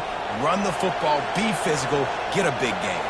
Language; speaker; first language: English; native; English